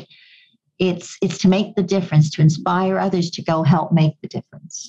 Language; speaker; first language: English; native; English